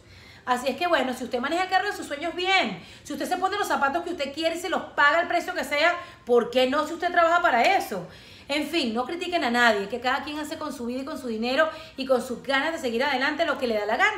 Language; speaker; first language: Spanish; native; Spanish